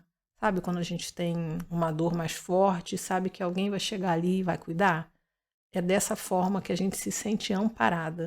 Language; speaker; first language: Portuguese; native; Portuguese